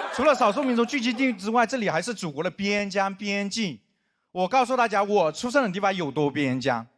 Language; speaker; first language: Chinese; non-native, local second language; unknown